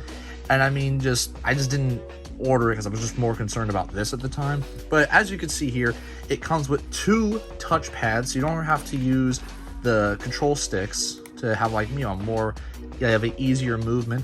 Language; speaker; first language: English; native; English